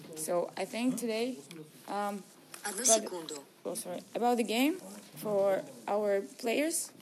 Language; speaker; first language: English; non-native, learner; Russian